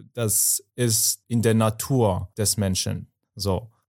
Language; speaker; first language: German; non-native, fluent; Persian